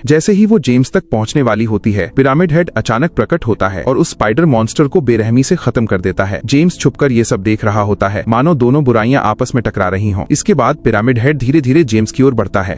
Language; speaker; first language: Hindi; native; Hindi